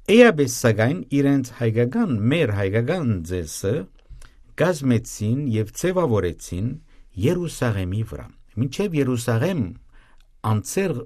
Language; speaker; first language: Armenian; native; Armenian